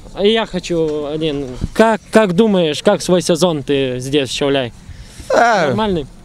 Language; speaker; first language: Russian; non-native, learner; Lithuanian